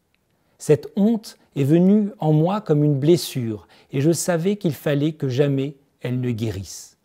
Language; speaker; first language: French; native; French